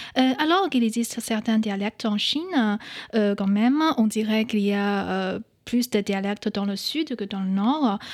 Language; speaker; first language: French; non-native, fluent; Chinese